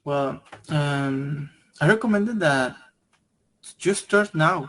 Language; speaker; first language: English; non-native, learner; Spanish